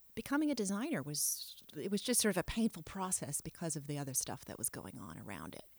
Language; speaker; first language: English; native; English